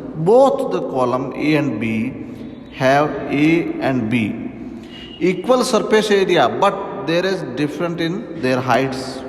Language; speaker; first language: English; non-native, local second language; Hindi